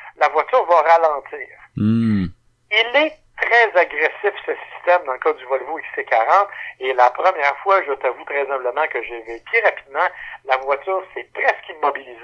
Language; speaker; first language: French; native; French